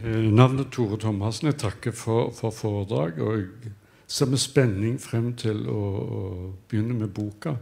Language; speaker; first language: Norwegian; native; Norwegian